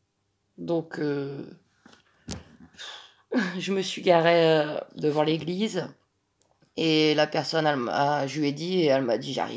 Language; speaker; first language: French; native; French